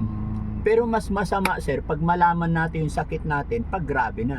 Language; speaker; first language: Filipino; native; Filipino